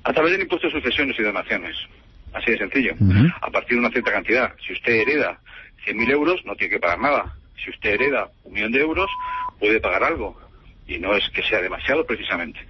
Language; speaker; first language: Spanish; native; Spanish